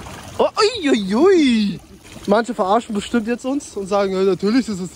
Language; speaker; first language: German; native; German